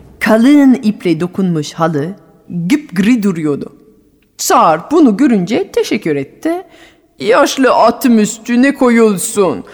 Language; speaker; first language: Turkish; non-native, fluent; French